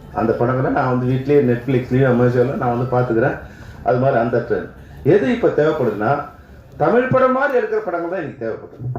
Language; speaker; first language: Tamil; native; Tamil